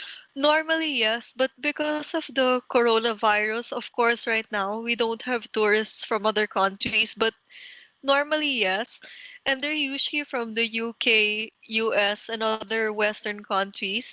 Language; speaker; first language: English; non-native, local second language; Filipino